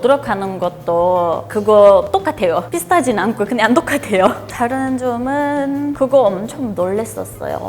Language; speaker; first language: Korean; non-native, fluent; Turkish